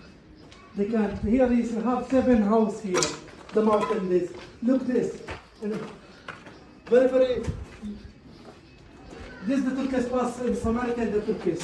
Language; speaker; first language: English; non-native, learner; Arabic